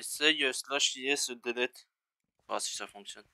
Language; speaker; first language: French; native; French